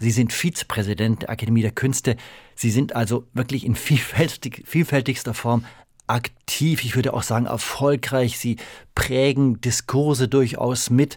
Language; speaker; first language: German; native; German